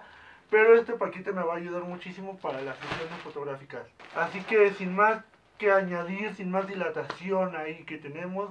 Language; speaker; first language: Spanish; native; Spanish